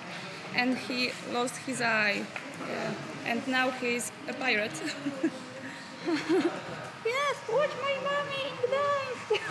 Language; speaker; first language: English; non-native, learner; Polish